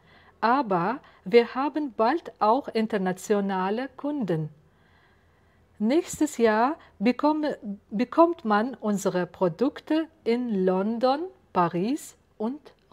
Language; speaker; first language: German; non-native, fluent; Uzbek